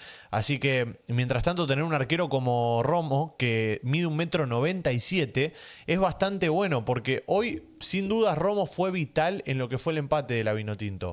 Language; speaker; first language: Spanish; native; Spanish